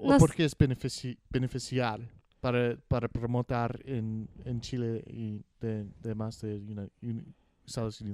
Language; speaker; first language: Spanish; non-native, learner; English